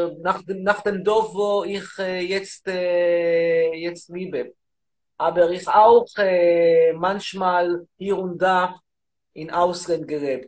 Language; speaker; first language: German; non-native, learner; Hebrew